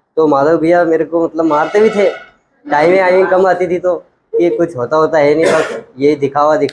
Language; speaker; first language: Hindi; native; Hindi